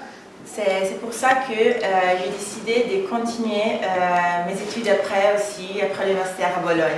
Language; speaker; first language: French; non-native, fluent; Italian